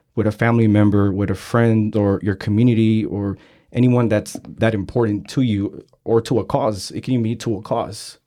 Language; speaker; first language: English; native; English